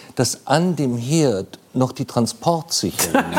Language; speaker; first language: German; native; German